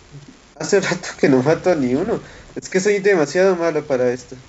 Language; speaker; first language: Spanish; native; Spanish